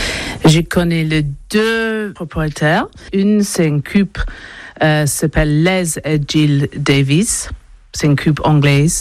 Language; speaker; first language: French; non-native, learner; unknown